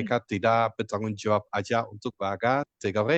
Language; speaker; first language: Indonesian; non-native, fluent; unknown